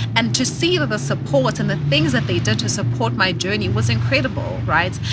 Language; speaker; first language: English; non-native, local second language; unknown